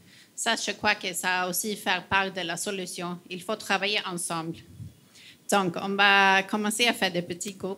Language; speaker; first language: French; non-native, fluent; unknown